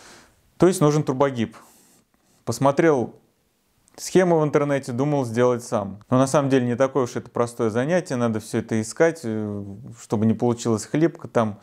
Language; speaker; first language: Russian; native; Russian